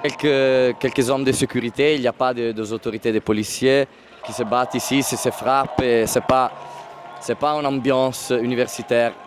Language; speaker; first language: French; non-native, fluent; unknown